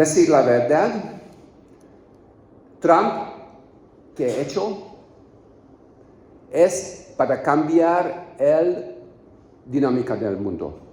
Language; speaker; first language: Spanish; non-native, learner; Hungarian